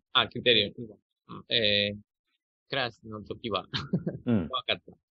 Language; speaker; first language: Japanese; non-native, learner; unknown